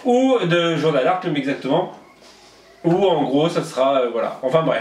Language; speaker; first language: French; native; French